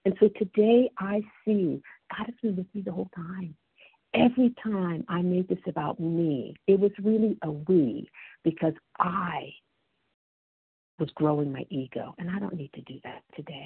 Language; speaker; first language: English; native; English